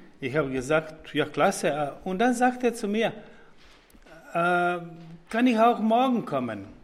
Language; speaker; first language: German; non-native, fluent; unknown